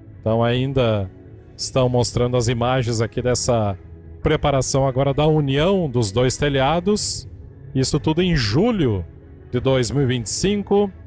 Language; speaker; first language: Portuguese; native; Portuguese